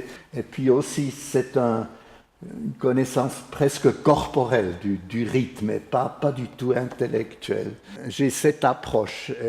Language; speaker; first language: French; non-native, fluent; Swiss German